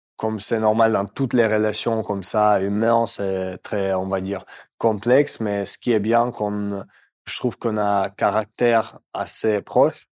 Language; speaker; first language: French; non-native, fluent; Russian